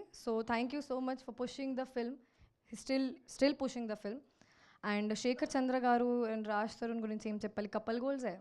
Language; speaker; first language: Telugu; non-native, local second language; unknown